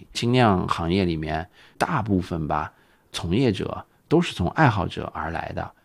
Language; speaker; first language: Chinese; native; Chinese